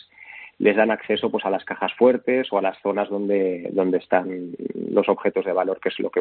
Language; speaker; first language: Spanish; native; Spanish